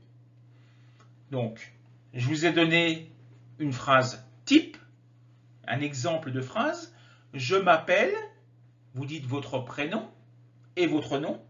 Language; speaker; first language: French; native; French